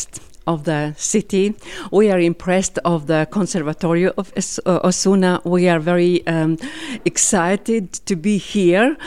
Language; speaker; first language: English; non-native, fluent; Latvian